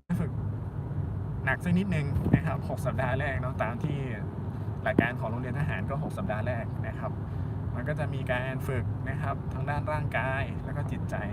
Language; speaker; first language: Thai; native; Thai